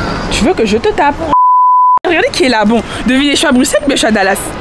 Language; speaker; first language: French; native; French